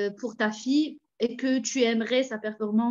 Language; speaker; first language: French; non-native, fluent; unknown